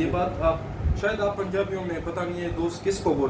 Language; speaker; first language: Hindi; non-native, local second language; Pashto